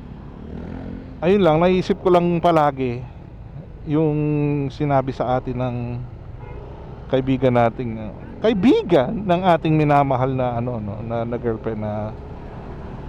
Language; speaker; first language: Filipino; native; Filipino